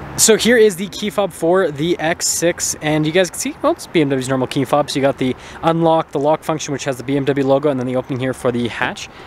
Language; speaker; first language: English; native; English